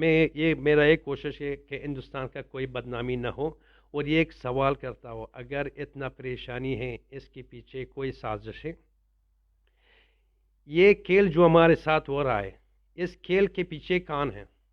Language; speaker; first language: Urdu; non-native, learner; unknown